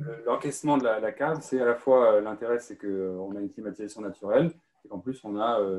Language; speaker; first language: French; native; French